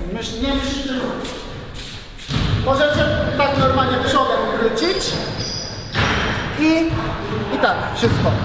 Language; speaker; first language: Polish; non-native, learner; Japanese